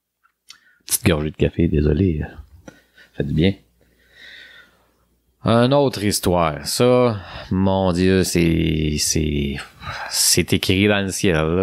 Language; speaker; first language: French; native; French